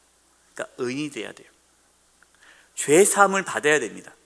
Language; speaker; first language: Korean; native; Korean